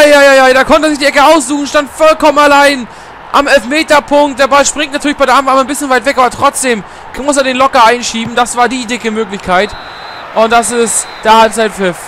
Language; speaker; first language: German; native; German